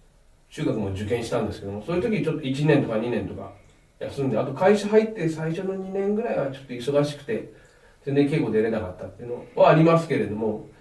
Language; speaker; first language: Japanese; native; Japanese